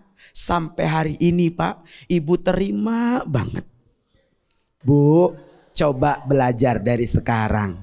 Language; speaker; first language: Indonesian; native; Indonesian